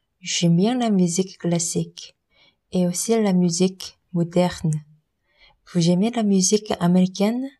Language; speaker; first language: French; non-native, learner; Korean